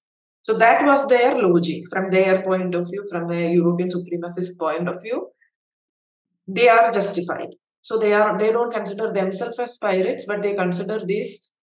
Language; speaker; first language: English; non-native, local second language; Malayalam